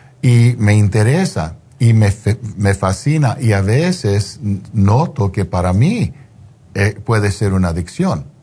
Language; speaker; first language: Spanish; non-native, fluent; English